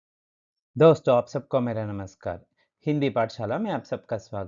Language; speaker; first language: Hindi; non-native, local second language; Kannada